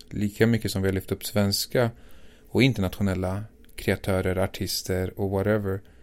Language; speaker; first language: Swedish; native; Swedish